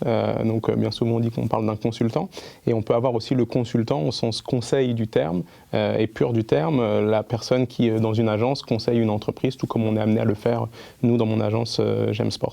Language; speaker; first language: French; native; French